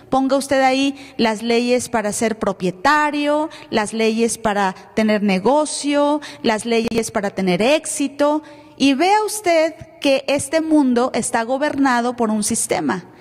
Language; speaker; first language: Spanish; native; Spanish